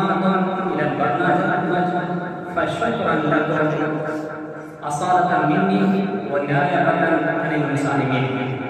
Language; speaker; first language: Arabic; non-native, fluent; Urdu